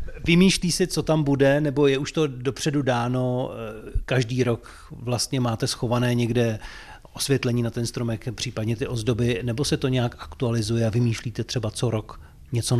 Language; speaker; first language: Czech; native; Czech